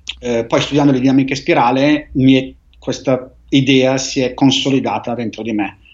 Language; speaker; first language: Italian; native; Italian